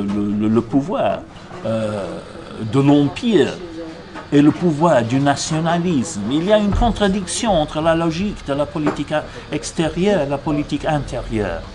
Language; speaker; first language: French; non-native, fluent; English